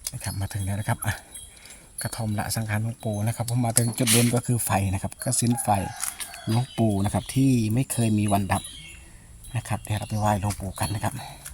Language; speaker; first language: Thai; native; Thai